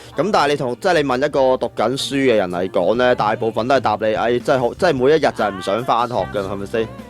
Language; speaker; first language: Cantonese; native; Cantonese